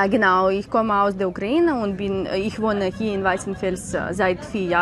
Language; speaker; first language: German; non-native, learner; Ukrainian